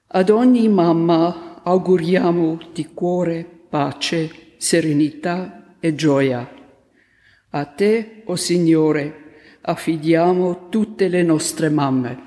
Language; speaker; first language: Italian; non-native, fluent; German